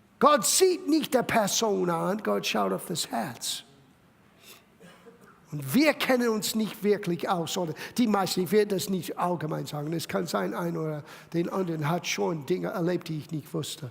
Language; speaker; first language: German; non-native, fluent; English